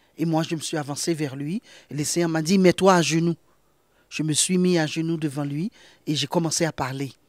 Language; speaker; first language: French; non-native, local second language; Haitian Creole